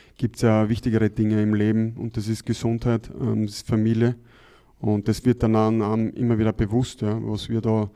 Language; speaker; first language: German; native; German